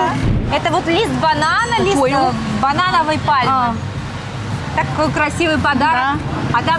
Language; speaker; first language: Russian; native; Russian